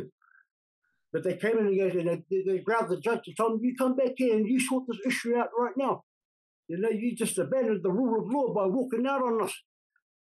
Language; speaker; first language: English; native; English